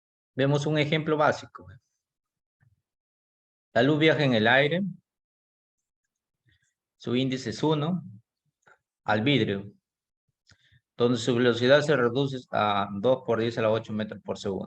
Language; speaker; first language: Spanish; native; Spanish